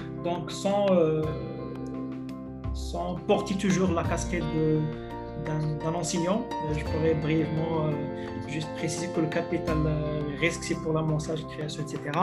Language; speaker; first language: French; non-native, local second language; Arabic